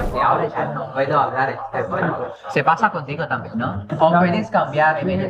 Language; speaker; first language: Spanish; non-native, fluent; Cebuano